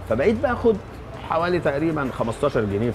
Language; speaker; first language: Arabic; native; Arabic